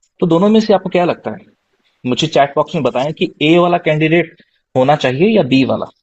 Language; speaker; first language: Hindi; non-native, local second language; Punjabi